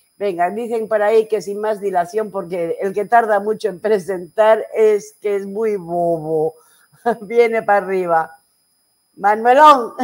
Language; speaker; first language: Spanish; native; Spanish